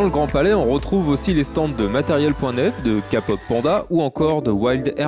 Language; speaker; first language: French; native; French